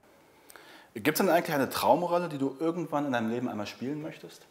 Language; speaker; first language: German; native; German